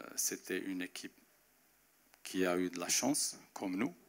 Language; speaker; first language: French; non-native, local second language; Arabic